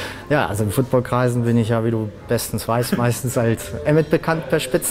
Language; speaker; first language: German; native; German